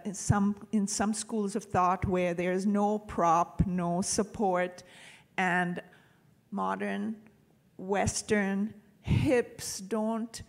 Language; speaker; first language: English; native; English